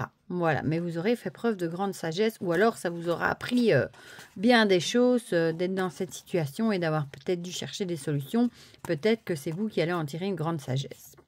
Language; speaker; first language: French; native; French